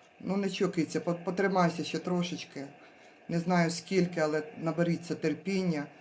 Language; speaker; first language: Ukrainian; native; Ukrainian